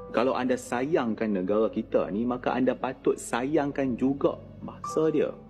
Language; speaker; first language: Malay; native; Malay